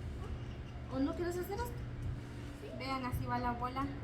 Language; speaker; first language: Spanish; native; Spanish